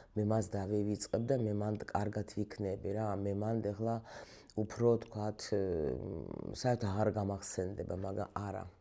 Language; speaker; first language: Georgian; non-native, local second language; Russian